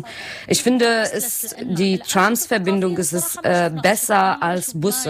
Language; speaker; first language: German; non-native, learner; Arabic